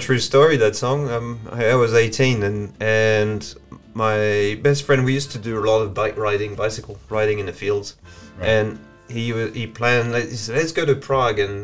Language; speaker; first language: English; non-native, fluent; French